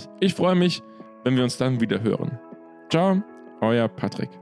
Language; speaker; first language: German; native; German